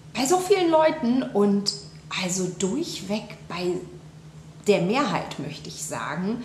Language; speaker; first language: German; native; German